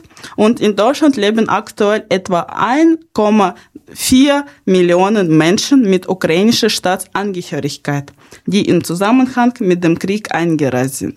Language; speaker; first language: German; non-native, fluent; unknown